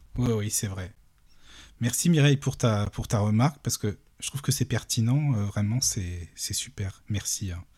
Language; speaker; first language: French; native; French